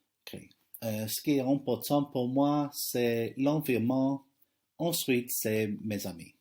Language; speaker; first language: French; non-native, fluent; English